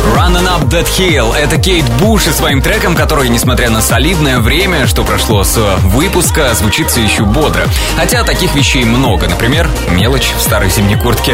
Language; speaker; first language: Russian; native; Russian